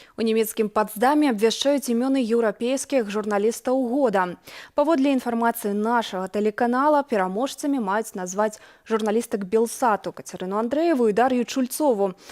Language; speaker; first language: Belarusian; native; Belarusian